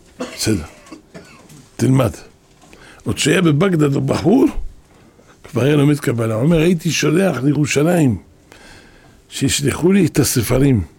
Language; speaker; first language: Hebrew; native; Hebrew